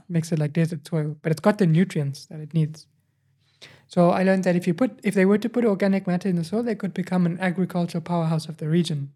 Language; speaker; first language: English; native; English